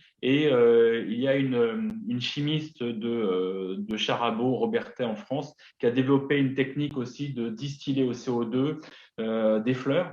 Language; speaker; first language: French; native; French